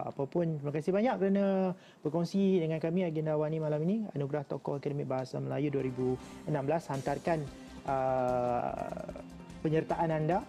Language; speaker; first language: Malay; native; Malay